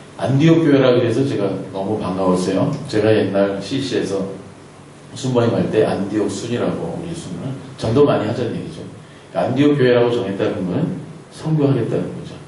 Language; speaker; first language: Korean; native; Korean